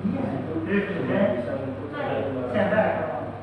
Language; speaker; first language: Chinese; native; Chinese